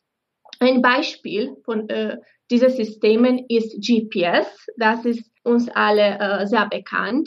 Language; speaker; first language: German; non-native, fluent; Bosnian